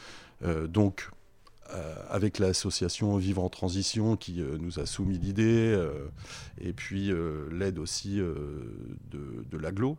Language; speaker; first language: French; native; French